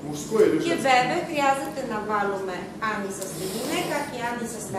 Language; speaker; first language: Greek; non-native, fluent; Russian